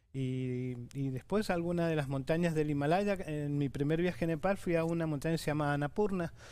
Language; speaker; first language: Spanish; native; Spanish